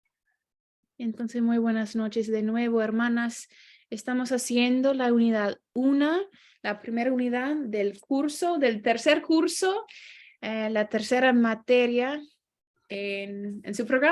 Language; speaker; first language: Spanish; non-native, fluent; English